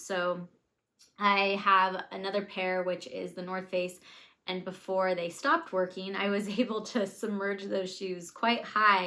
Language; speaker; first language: English; native; English